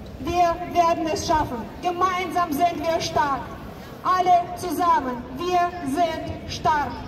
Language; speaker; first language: German; non-native, fluent; Ukrainian